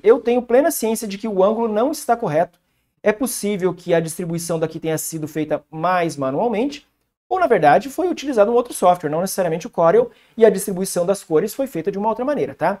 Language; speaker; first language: Portuguese; native; Portuguese